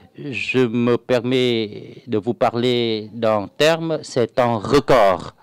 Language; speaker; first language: French; non-native, fluent; Vietnamese